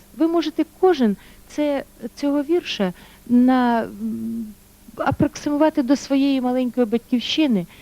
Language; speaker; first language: Ukrainian; native; Ukrainian